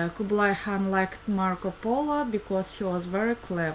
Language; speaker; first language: English; non-native, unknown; Kazakh